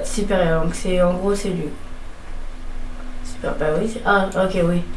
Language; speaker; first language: French; native; French